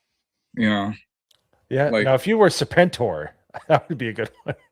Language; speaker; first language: English; native; English